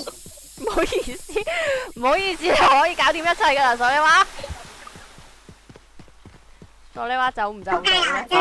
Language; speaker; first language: Chinese; native; Chinese